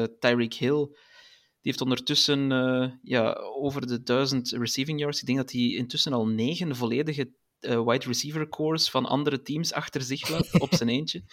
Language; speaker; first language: Dutch; native; Dutch